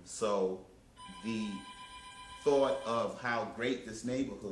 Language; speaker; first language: English; native; English